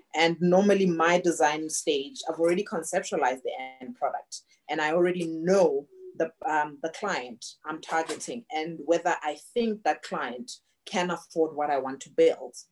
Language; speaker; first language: English; non-native, local second language; Tswana